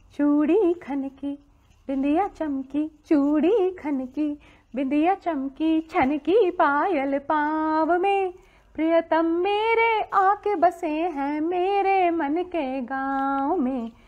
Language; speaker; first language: Hindi; native; Hindi